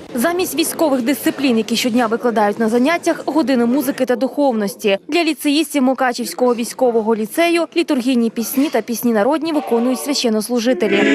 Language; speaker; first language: Ukrainian; native; Ukrainian